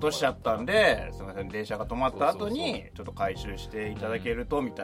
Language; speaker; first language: Japanese; native; Japanese